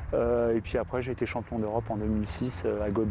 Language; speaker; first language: French; native; French